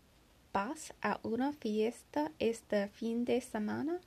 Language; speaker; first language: Spanish; non-native, learner; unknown